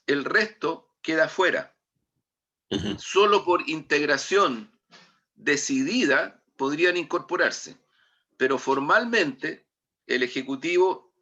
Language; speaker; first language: Spanish; native; Spanish